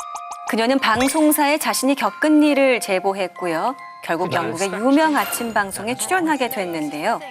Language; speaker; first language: Korean; native; Korean